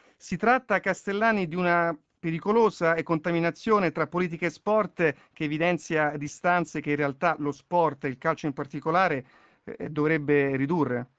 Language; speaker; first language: Italian; native; Italian